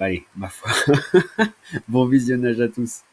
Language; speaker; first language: French; native; French